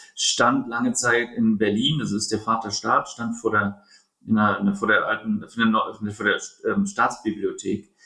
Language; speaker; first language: German; native; German